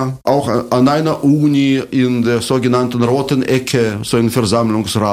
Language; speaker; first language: German; non-native, fluent; Russian